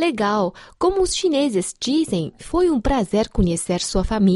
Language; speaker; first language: Portuguese; non-native, fluent; Chinese